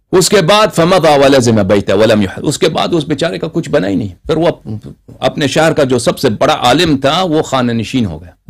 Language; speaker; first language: Urdu; non-native, local second language; Persian